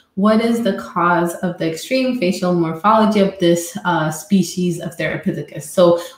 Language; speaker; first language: English; non-native, fluent; Amharic